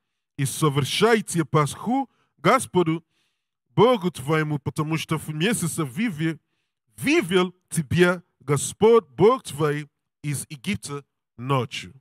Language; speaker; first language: Russian; non-native, learner; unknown